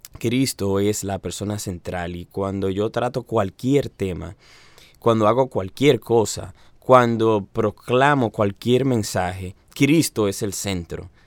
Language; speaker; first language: Spanish; native; Spanish